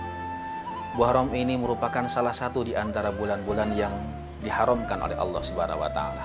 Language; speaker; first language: Indonesian; native; Indonesian